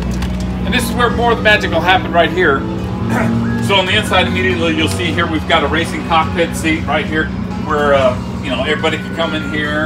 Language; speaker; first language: English; native; English